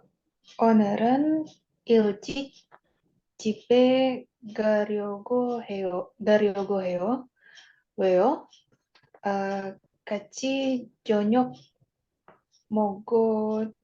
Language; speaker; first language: Korean; non-native, learner; Indonesian